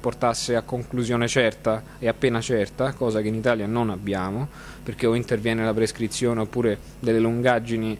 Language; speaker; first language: Italian; native; Italian